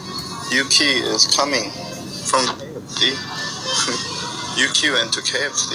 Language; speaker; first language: English; non-native, learner; Korean